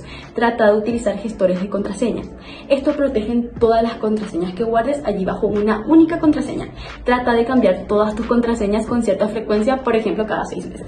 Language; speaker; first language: Spanish; native; Spanish